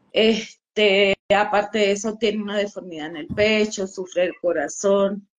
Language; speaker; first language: Spanish; native; Spanish